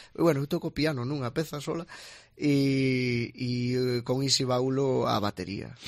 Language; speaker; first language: Galician; native; Galician